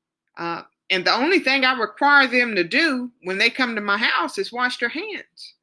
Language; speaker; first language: English; native; English